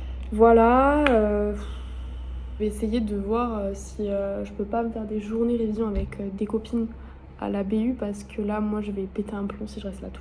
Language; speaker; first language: French; native; French